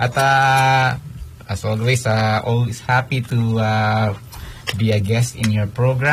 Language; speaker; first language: English; non-native, local second language; Filipino